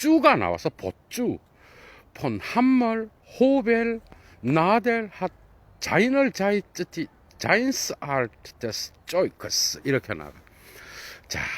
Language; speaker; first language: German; non-native, fluent; Korean